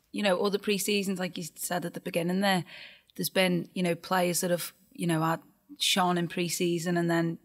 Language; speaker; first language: English; native; English